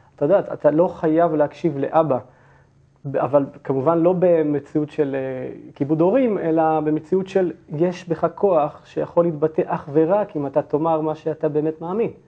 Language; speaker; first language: Hebrew; early bilingual, other home language; Turkish